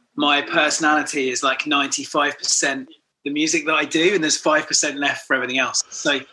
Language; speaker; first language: English; native; English